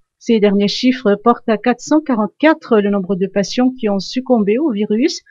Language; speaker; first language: French; non-native, local second language; Malagasy